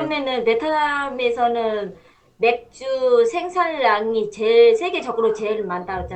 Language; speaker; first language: Korean; non-native, fluent; Vietnamese